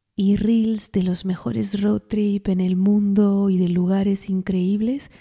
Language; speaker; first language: Spanish; non-native, fluent; French